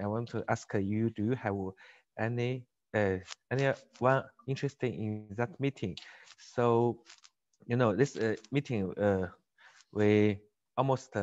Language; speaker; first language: English; non-native, learner; Chinese